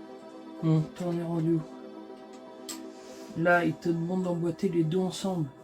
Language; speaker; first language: French; native; French